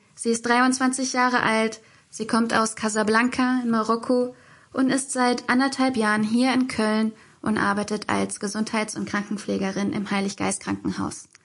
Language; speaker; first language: German; native; German